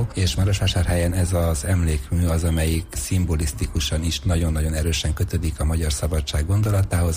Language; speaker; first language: Hungarian; native; Hungarian